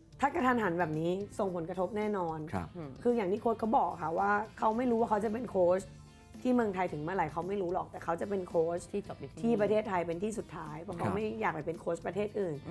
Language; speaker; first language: Thai; native; Thai